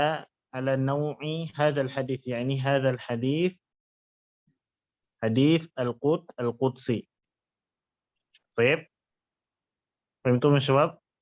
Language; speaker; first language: Arabic; non-native, fluent; Indonesian